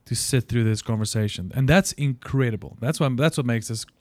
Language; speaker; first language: English; non-native, local second language; Afrikaans